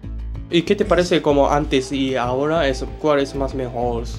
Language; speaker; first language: Spanish; non-native, learner; Japanese